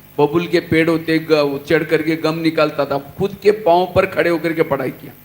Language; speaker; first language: Hindi; non-native, local second language; Marathi